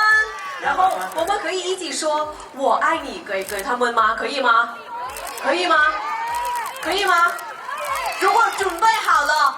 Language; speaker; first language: Chinese; non-native, learner; Thai